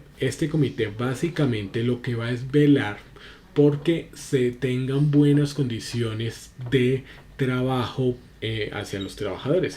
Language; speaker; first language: Spanish; native; Spanish